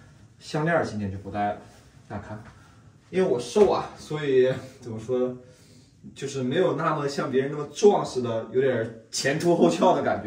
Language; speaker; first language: Chinese; native; Chinese